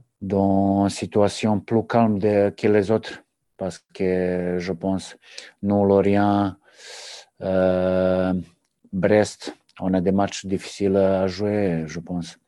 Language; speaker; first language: French; non-native, learner; Serbian